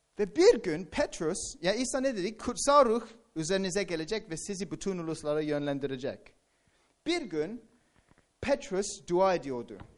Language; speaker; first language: Turkish; non-native, fluent; English